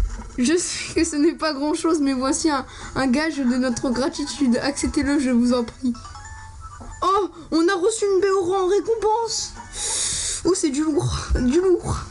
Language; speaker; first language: French; native; French